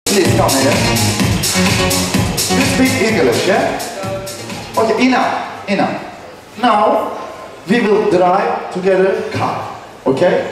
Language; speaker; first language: English; non-native, learner; Arabic